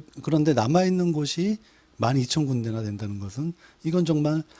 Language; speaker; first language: Korean; native; Korean